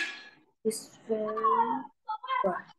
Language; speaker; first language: English; non-native, learner; Vietnamese